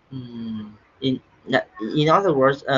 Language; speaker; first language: English; non-native, learner; Vietnamese